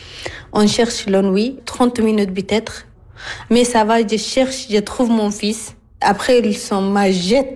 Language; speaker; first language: French; non-native, learner; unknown